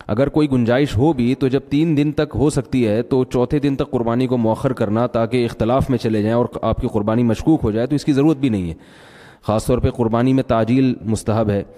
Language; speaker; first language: Urdu; native; Urdu